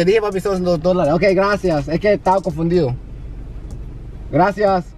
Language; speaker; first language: Spanish; early bilingual, heritage; Spanish